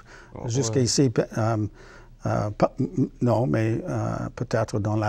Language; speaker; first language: French; non-native, learner; English